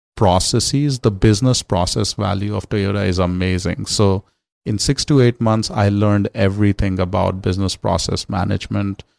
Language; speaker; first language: English; non-native, local second language; Hindi